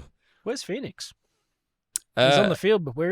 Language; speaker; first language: English; native; English